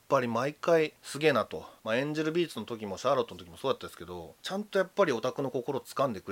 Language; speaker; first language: Japanese; native; Japanese